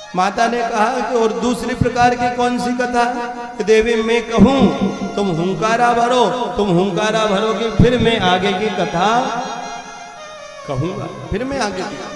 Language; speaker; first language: Hindi; native; Hindi